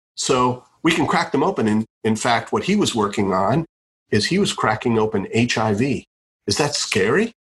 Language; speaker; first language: English; native; English